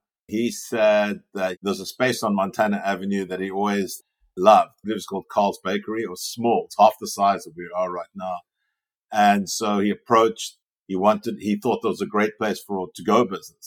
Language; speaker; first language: English; native; English